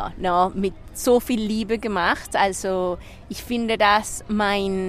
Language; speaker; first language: German; non-native, fluent; Spanish